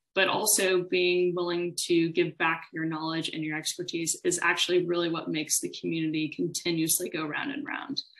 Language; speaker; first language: English; native; English